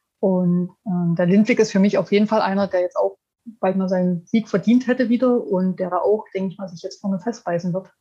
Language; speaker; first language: German; native; German